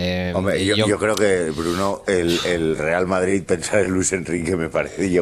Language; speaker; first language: Spanish; native; Spanish